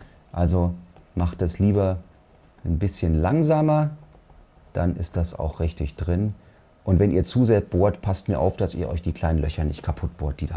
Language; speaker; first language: German; native; German